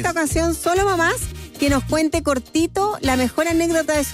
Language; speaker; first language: Spanish; native; Spanish